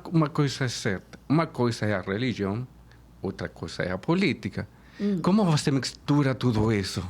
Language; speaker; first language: Portuguese; non-native, fluent; Spanish